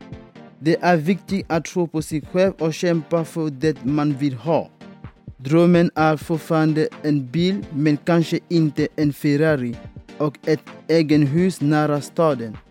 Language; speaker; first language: Swedish; non-native, fluent; French